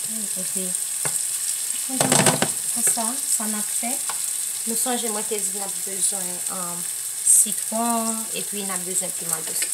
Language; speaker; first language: French; non-native, learner; Haitian Creole